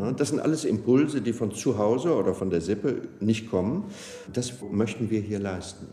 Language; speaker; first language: German; native; German